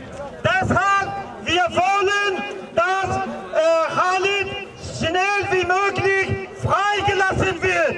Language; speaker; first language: German; non-native, fluent; Kurdish